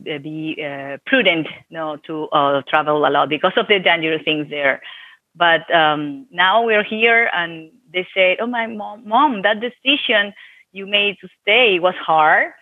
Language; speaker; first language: English; non-native, fluent; Spanish